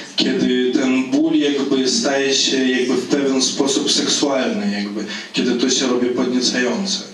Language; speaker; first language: Polish; non-native, fluent; Belarusian